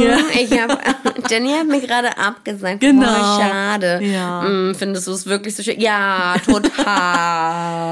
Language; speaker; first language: German; native; German